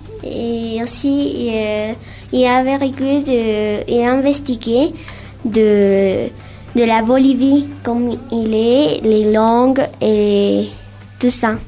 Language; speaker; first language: French; non-native, learner; Spanish